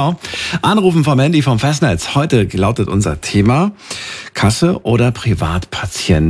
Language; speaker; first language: German; native; German